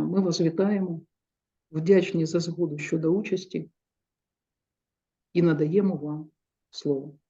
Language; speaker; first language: Ukrainian; native; Ukrainian